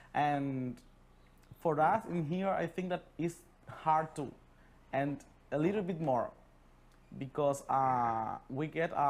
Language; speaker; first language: English; non-native, learner; Spanish